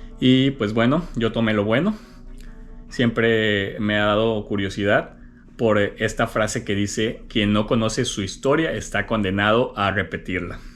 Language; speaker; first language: Spanish; native; Spanish